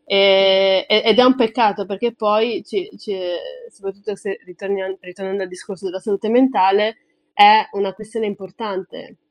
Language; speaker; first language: Italian; early bilingual, other home language; Tigrinya